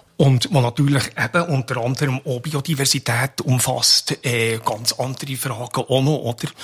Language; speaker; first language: German; native; German